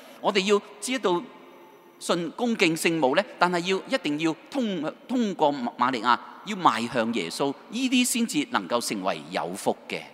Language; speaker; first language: Chinese; non-native, local second language; Cantonese